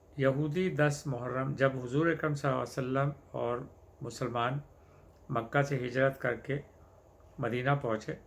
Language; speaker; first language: Hindi; native; Hindi